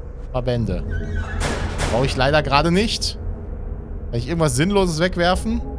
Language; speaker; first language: German; native; German